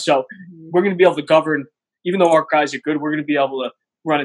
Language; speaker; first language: English; native; English